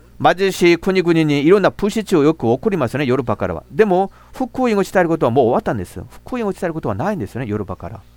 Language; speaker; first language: Japanese; non-native, fluent; Korean